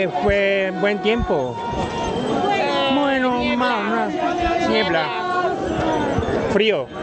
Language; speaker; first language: Spanish; non-native, learner; Japanese